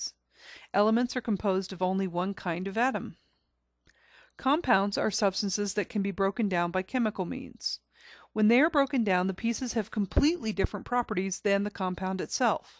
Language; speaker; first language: English; native; English